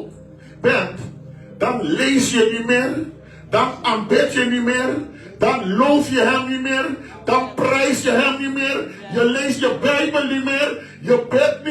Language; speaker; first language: Dutch; non-native, fluent; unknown